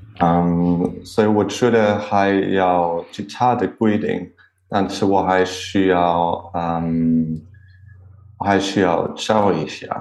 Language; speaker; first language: Chinese; non-native, learner; German